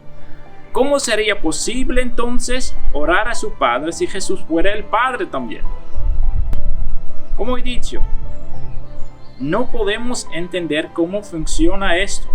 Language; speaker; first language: Spanish; non-native, fluent; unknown